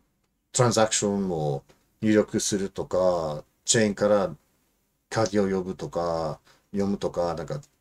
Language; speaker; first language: Japanese; non-native, fluent; English